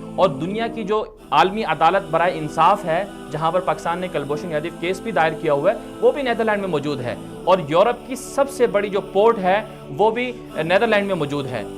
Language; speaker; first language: Urdu; native; Urdu